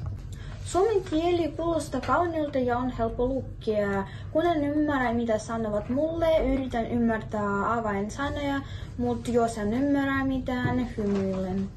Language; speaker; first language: Finnish; non-native, learner; Russian